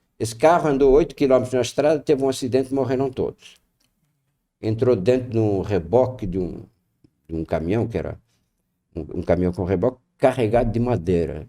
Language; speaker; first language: Portuguese; native; Portuguese